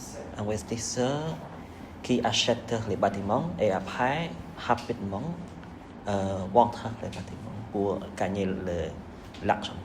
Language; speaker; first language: French; non-native, learner; Khmer